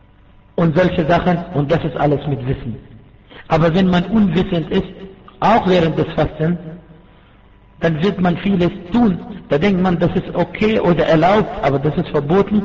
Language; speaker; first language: German; non-native, fluent; Arabic